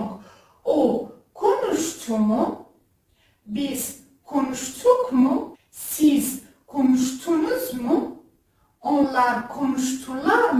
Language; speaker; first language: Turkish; non-native, fluent; French